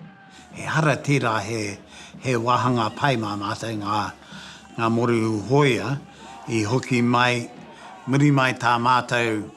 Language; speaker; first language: Māori; native; Māori